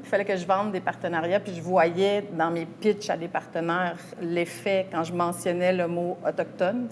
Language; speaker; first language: French; native; French